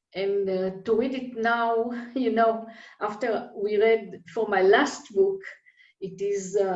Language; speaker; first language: English; non-native, fluent; Hebrew